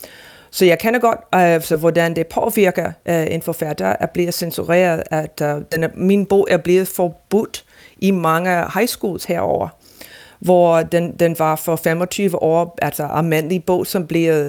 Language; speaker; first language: Danish; non-native, fluent; English